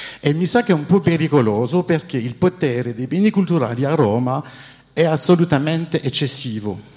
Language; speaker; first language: Italian; non-native, fluent; French